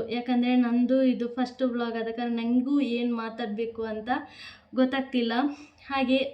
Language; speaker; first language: Kannada; native; Kannada